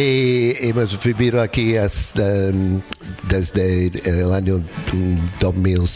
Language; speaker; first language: Spanish; non-native, learner; English